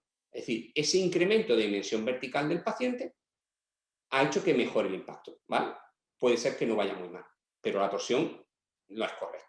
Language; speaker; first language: Spanish; native; Spanish